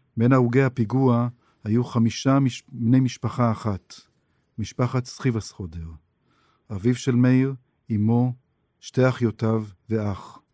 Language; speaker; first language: Hebrew; native; Hebrew